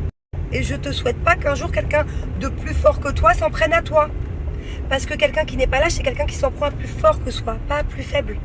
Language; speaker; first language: French; native; French